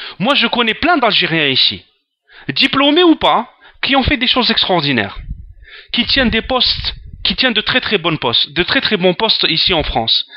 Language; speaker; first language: French; non-native, local second language; Arabic